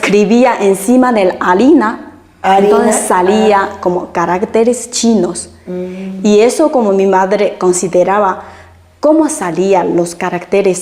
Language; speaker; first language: Spanish; non-native, fluent; Chinese